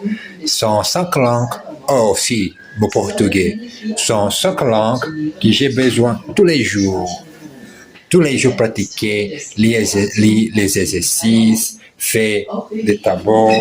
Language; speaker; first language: French; non-native, learner; Portuguese